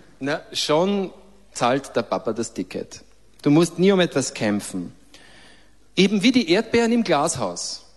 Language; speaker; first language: German; native; German